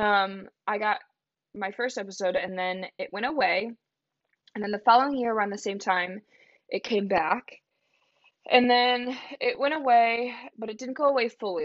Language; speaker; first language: English; native; English